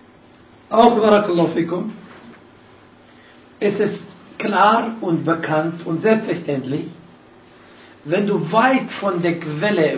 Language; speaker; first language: German; non-native, fluent; Arabic